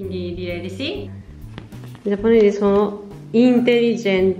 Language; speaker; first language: Italian; non-native, learner; Japanese